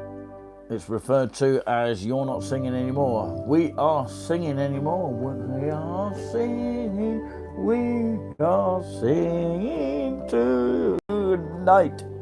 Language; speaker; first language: English; native; English